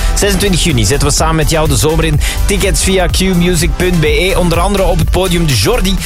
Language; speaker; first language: Dutch; native; Dutch